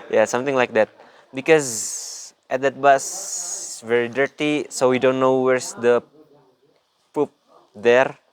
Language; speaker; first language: English; non-native, learner; Indonesian